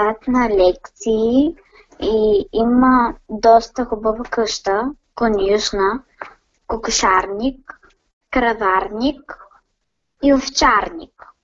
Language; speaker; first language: Bulgarian; native; Bulgarian